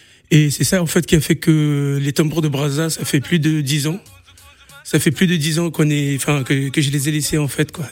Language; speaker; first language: French; non-native, local second language; Lingala